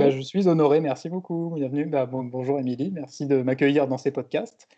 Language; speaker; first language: French; native; French